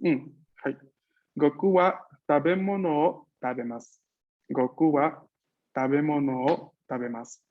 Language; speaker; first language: Japanese; non-native, fluent; Spanish